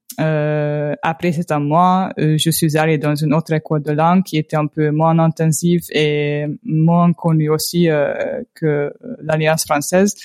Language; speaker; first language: French; non-native, fluent; Hungarian